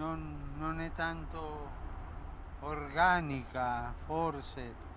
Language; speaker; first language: Italian; early bilingual, heritage; Spanish